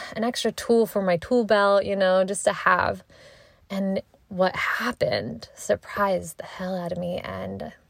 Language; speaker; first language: English; native; English